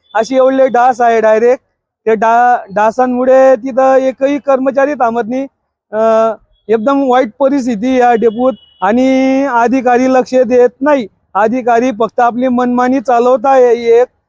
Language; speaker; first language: Marathi; native; Marathi